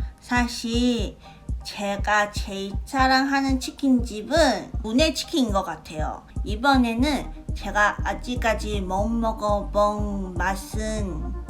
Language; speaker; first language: Korean; non-native, learner; Chinese